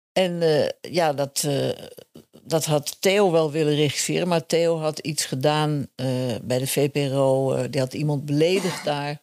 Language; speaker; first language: Dutch; native; Dutch